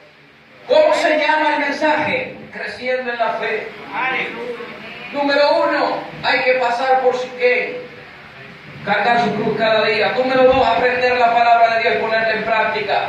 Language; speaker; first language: Spanish; native; Spanish